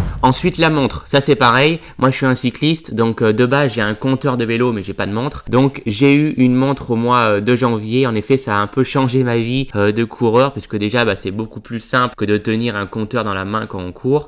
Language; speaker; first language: French; native; French